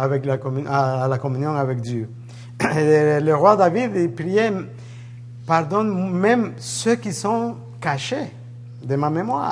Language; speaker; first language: French; native; French